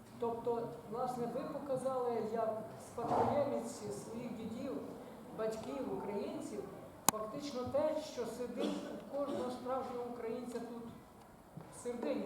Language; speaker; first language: Ukrainian; native; Ukrainian